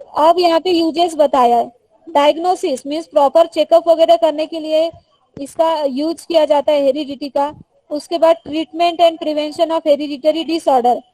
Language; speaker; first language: Hindi; non-native, local second language; Marathi